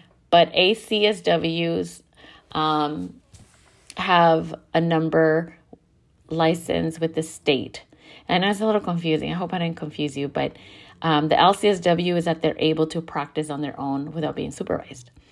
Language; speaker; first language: English; early bilingual, other home language; Spanish